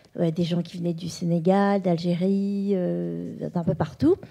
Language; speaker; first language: French; non-native, local second language; Vietnamese